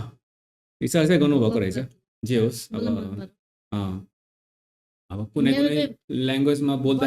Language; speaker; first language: Nepali; native; Nepali